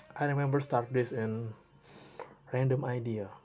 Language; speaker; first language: English; non-native, learner; Indonesian